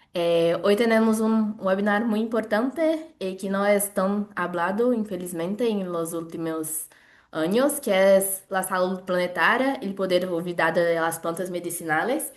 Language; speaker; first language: Spanish; non-native, learner; Portuguese